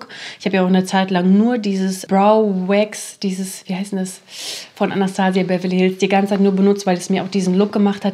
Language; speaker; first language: German; native; German